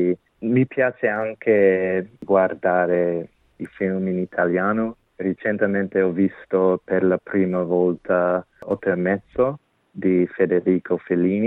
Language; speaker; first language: Italian; non-native, fluent; English